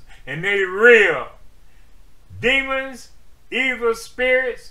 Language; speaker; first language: English; native; English